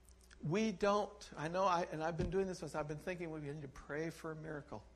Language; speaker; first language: English; native; English